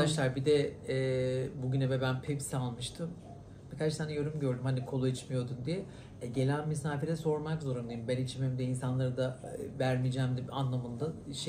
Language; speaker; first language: Turkish; native; Turkish